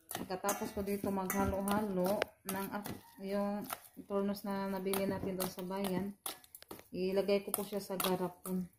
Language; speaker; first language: Filipino; non-native, local second language; Cebuano